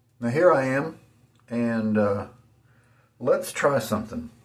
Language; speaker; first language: English; native; English